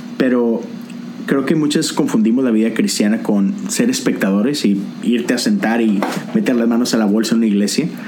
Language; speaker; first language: Spanish; native; Spanish